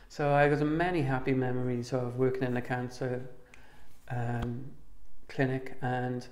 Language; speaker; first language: English; native; English